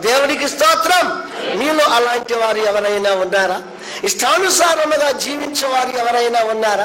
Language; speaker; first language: Telugu; native; Telugu